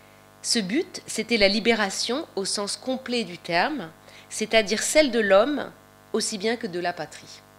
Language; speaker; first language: French; native; French